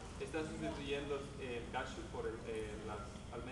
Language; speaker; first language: Spanish; native; Spanish